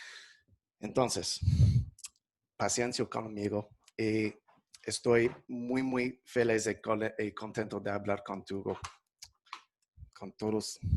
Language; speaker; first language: Spanish; non-native, fluent; English